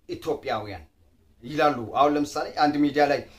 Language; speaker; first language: Amharic; non-native, local second language; Oromo